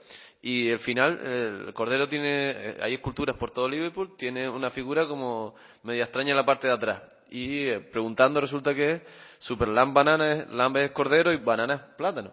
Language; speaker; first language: Spanish; native; Spanish